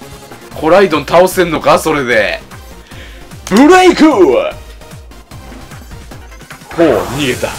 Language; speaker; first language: Japanese; native; Japanese